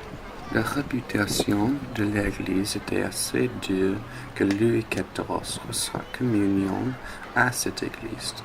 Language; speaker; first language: French; non-native, learner; English